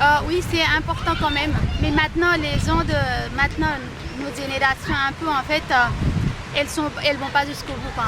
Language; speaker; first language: French; non-native, fluent; Nepali